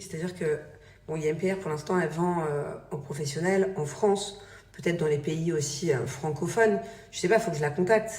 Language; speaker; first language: French; native; French